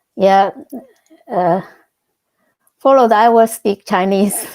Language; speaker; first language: English; non-native, learner; Chinese